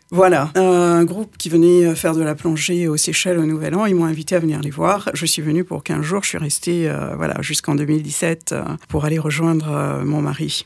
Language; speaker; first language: French; non-native, local second language; Morisyen